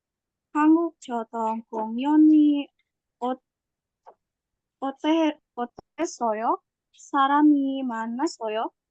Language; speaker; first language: Korean; non-native, learner; Indonesian